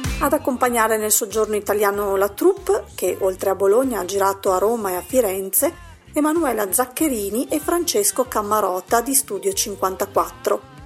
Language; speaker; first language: Italian; native; Italian